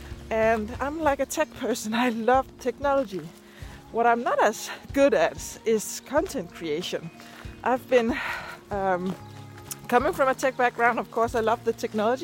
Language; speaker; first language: English; non-native, fluent; Danish